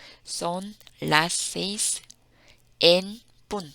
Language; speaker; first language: Spanish; non-native, fluent; Korean